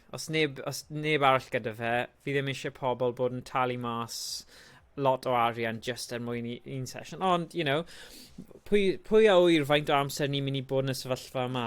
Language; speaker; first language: Welsh; native; Welsh